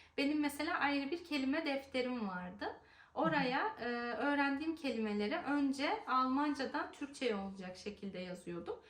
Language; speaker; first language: Turkish; native; Turkish